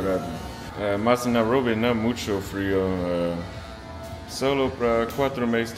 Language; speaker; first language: Spanish; non-native, learner; English